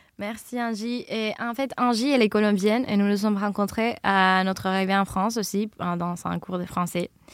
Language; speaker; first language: French; non-native, fluent; Spanish